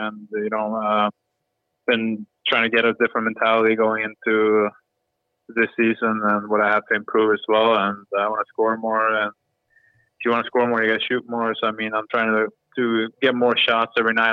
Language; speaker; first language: English; non-native, fluent; Swedish